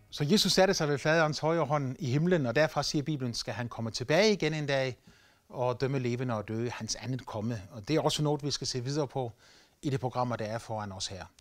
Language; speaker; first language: Danish; native; Danish